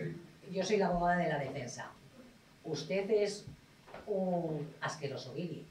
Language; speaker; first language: Spanish; native; Spanish